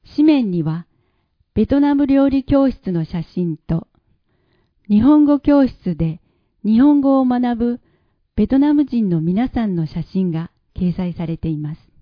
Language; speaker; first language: Japanese; native; Japanese